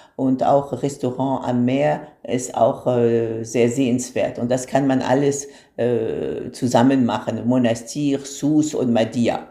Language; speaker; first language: German; non-native, fluent; Arabic